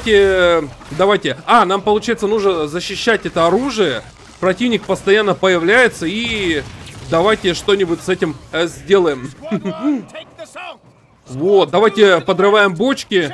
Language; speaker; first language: Russian; native; Russian